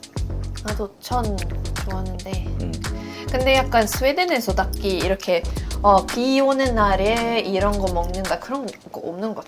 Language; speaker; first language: Korean; non-native, fluent; Swedish